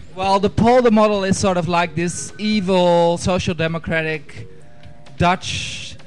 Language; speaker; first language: English; non-native, fluent; Dutch